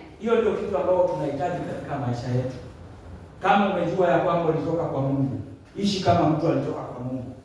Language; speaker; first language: Swahili; non-native, local second language; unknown